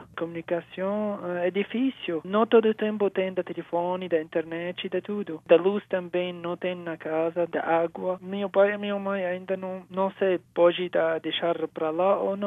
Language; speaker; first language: Portuguese; non-native, learner; Arabic